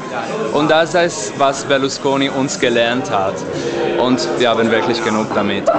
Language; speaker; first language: German; non-native, fluent; Italian